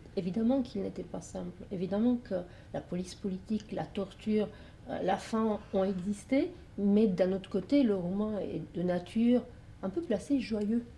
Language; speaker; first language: French; non-native, fluent; Romanian